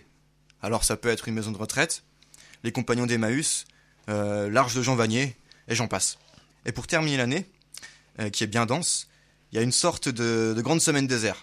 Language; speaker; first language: French; native; French